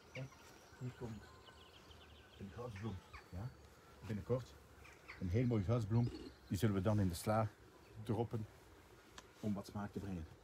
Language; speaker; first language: Dutch; native; Dutch